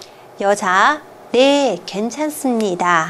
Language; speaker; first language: Korean; non-native, fluent; Chinese